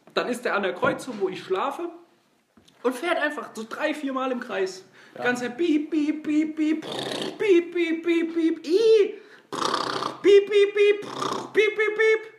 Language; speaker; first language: German; native; German